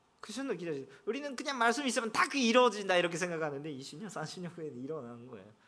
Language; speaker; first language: Korean; non-native, fluent; Japanese